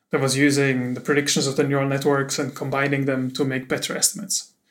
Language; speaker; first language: English; non-native, fluent; German